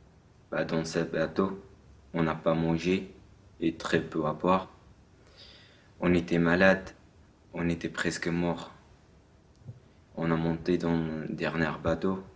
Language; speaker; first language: French; non-native, learner; Arabic